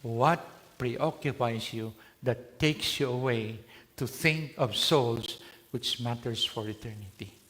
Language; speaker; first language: English; non-native, local second language; Filipino